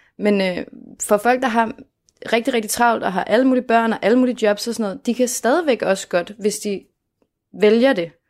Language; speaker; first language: Danish; native; Danish